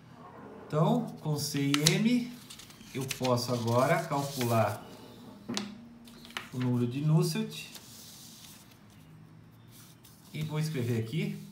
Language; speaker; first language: Portuguese; native; Portuguese